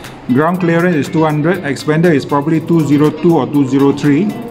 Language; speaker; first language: English; non-native, local second language; Malay